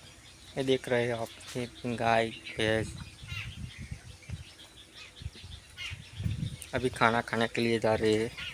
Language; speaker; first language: Hindi; non-native, local second language; Gujarati